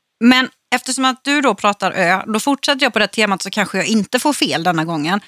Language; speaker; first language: Swedish; native; Swedish